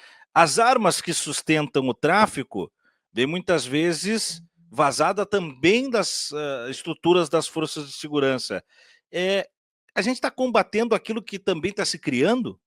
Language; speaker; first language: Portuguese; native; Portuguese